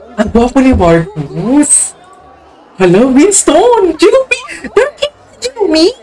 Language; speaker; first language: Filipino; native; Filipino